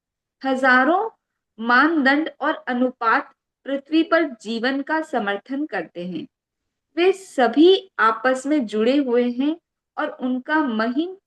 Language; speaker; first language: Hindi; native; Hindi